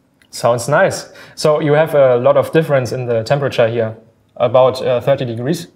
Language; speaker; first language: English; non-native, fluent; German